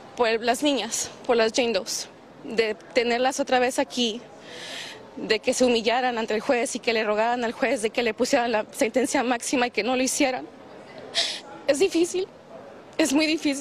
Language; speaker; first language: Spanish; native; Spanish